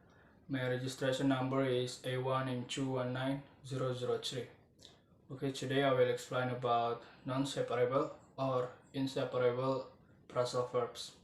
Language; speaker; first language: English; non-native, learner; Indonesian